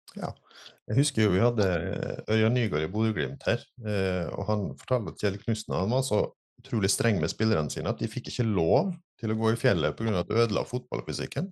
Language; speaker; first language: Norwegian; native; Norwegian